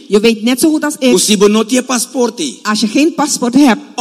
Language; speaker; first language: Dutch; non-native, local second language; Papiamento